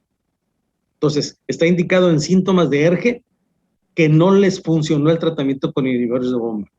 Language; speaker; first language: Spanish; native; Spanish